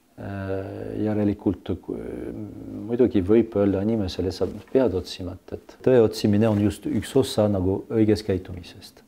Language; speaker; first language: Estonian; non-native, fluent; French